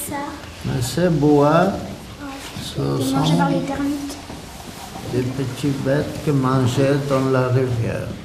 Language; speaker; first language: French; non-native, learner; Polish